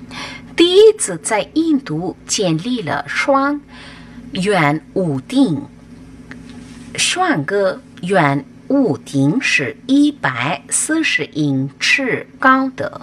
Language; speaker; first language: Chinese; non-native, fluent; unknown